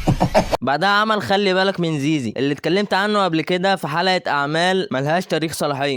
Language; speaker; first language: Arabic; native; Arabic